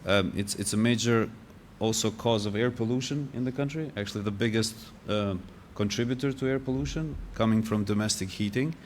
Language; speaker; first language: English; non-native, fluent; Albanian